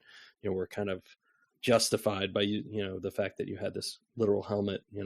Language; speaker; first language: English; native; English